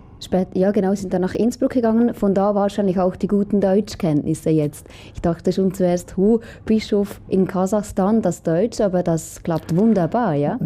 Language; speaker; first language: German; native; German